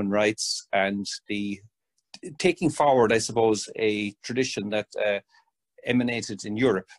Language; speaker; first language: English; native; English